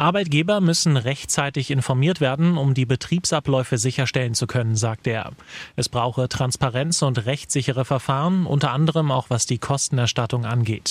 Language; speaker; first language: German; native; German